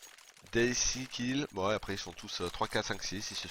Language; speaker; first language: French; native; French